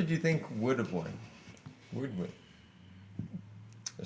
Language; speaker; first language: English; native; English